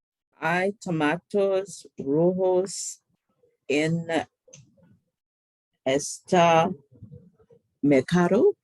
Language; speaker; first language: Spanish; non-native, learner; English